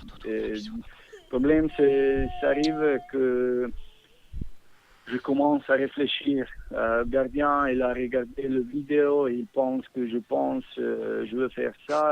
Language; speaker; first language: French; non-native, fluent; Bosnian